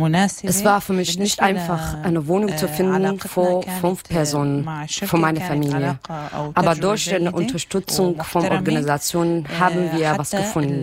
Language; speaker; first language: German; non-native, learner; Arabic